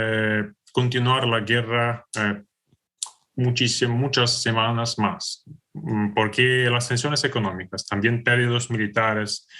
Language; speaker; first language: Spanish; non-native, fluent; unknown